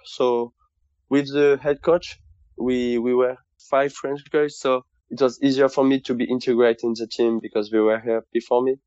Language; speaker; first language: English; non-native, fluent; French